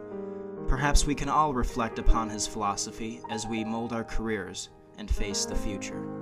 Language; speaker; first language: English; native; English